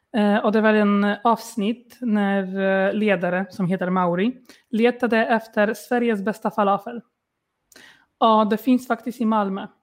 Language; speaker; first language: Swedish; non-native, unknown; Polish